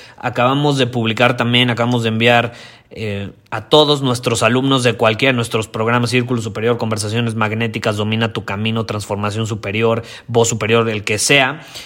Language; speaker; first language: Spanish; native; Spanish